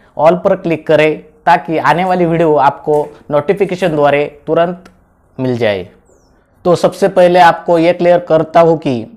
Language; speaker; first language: Hindi; non-native, local second language; Marathi